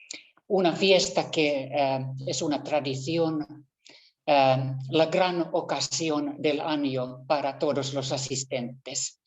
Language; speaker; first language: Spanish; non-native, fluent; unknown